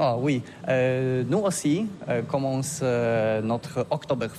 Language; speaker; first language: French; non-native, learner; Polish